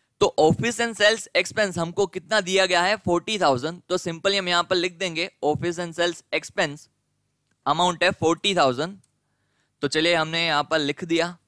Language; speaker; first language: Hindi; non-native, local second language; Gujarati